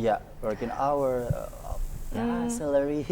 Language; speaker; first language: English; non-native, learner; Indonesian